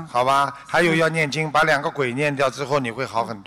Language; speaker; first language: Chinese; native; Chinese